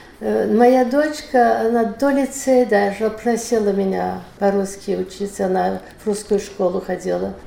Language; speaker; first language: Russian; early bilingual, heritage; Russian